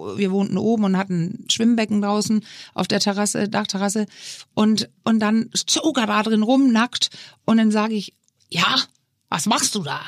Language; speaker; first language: German; non-native, fluent; Danish